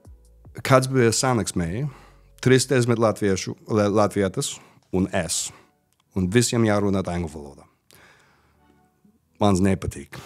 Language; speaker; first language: Latvian; non-native, learner; English